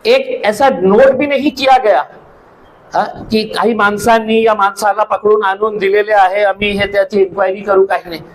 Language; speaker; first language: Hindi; non-native, local second language; Urdu